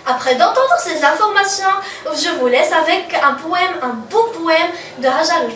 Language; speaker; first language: French; non-native, local second language; Arabic